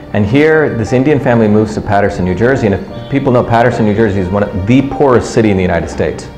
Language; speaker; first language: English; early bilingual, other home language; Tamil